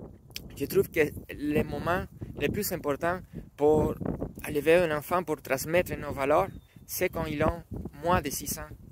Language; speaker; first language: French; non-native, learner; Spanish